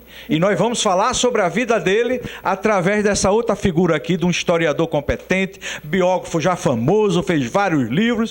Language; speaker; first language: Portuguese; native; Portuguese